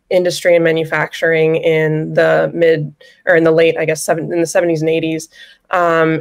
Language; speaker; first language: English; native; English